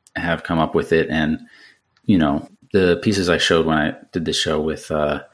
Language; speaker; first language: English; native; English